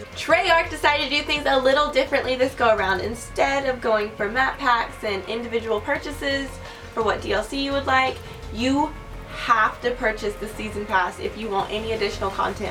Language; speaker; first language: English; native; English